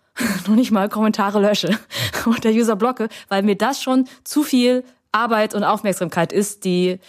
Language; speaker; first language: German; early bilingual, other home language; Vietnamese